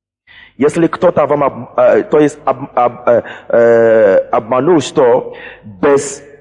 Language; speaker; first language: Russian; non-native, fluent; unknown